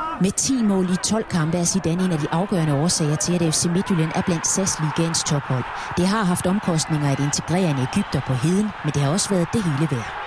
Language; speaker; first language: Danish; native; Danish